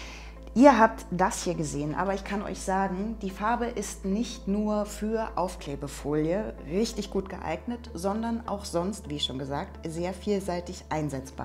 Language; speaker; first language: German; native; German